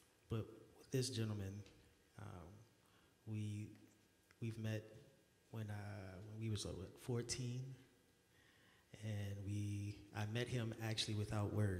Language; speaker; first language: English; native; English